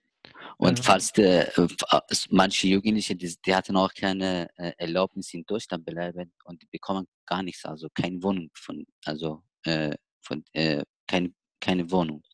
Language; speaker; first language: German; non-native, learner; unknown